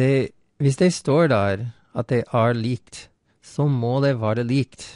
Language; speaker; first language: Norwegian; non-native, fluent; English